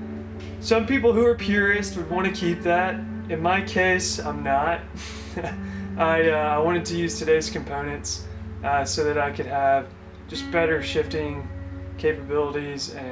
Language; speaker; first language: English; native; English